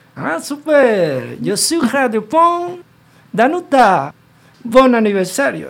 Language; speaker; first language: French; non-native, learner; Spanish